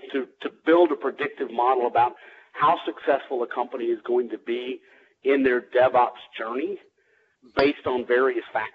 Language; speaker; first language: English; native; English